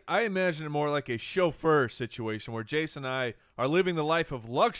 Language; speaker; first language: English; native; English